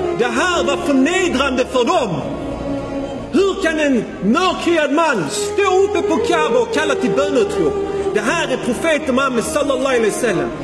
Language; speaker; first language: Swedish; non-native, fluent; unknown